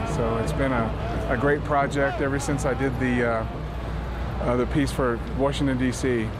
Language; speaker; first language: English; native; English